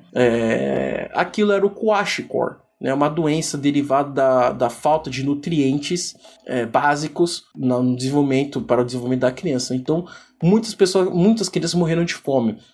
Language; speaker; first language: Portuguese; early bilingual, other home language; Igbo